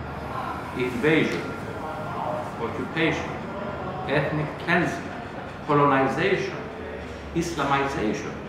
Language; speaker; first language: English; non-native, fluent; Greek